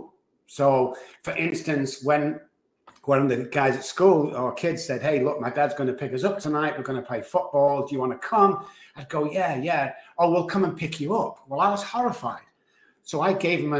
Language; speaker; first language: English; native; English